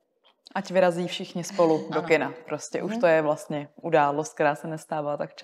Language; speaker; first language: Czech; native; Czech